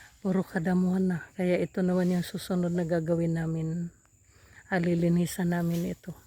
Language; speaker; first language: Filipino; non-native, local second language; Waray